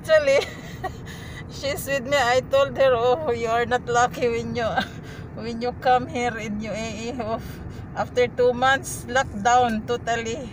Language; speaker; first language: English; non-native, local second language; Filipino